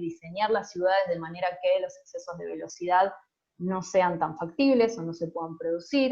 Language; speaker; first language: Spanish; native; Spanish